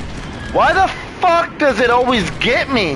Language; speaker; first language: English; native; English